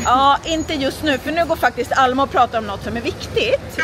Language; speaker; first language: Swedish; native; Swedish